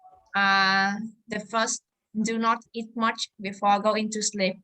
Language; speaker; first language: English; non-native, learner; Vietnamese